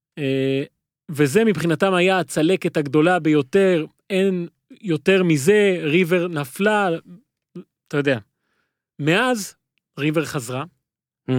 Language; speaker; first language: Hebrew; native; Hebrew